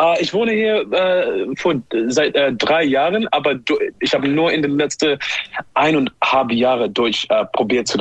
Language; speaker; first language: German; non-native, learner; English